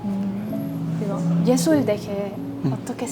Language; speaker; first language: Korean; non-native, learner; Spanish